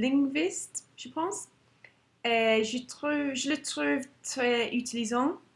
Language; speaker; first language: French; non-native, learner; English